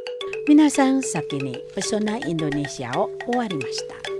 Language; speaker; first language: Japanese; non-native, learner; Indonesian